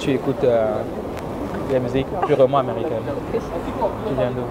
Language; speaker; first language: French; native; French